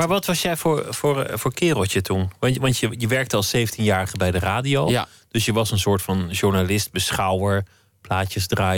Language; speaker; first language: Dutch; native; Dutch